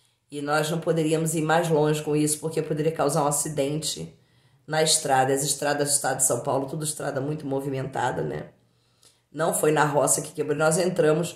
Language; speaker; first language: Portuguese; native; Portuguese